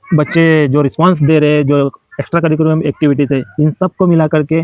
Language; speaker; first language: Hindi; non-native, local second language; Marathi